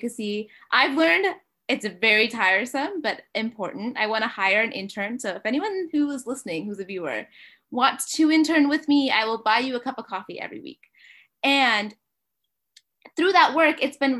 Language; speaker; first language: English; native; English